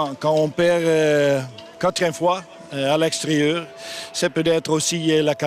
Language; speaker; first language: French; non-native, learner; Dutch